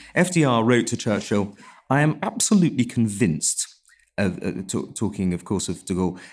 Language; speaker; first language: English; native; English